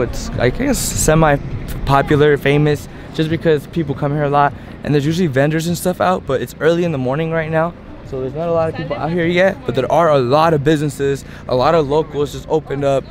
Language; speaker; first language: English; early bilingual, other home language; Spanish